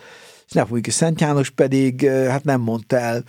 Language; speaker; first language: Hungarian; native; Hungarian